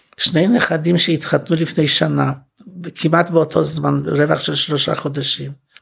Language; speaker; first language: Hebrew; non-native, fluent; Polish